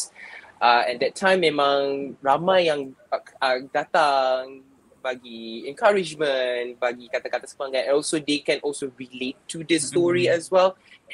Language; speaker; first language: English; non-native, local second language; Malay